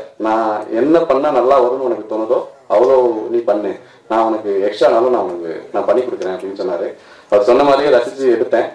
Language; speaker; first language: Tamil; native; Tamil